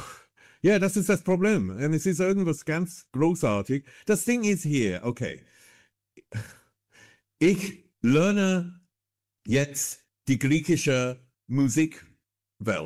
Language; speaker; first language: German; non-native, fluent; English